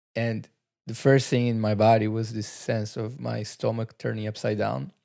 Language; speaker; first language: English; non-native, fluent; Portuguese